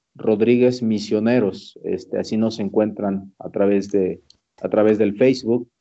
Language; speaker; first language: Spanish; native; Spanish